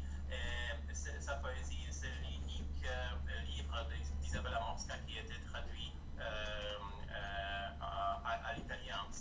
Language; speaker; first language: French; non-native, fluent; Polish